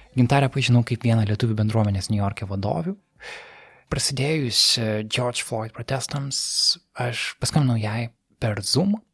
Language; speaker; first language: Lithuanian; native; Lithuanian